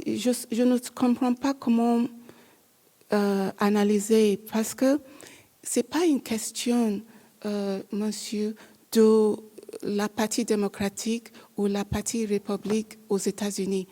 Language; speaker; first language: French; non-native, learner; English